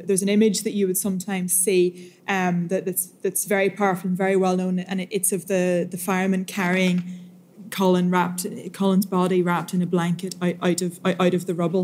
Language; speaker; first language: English; native; English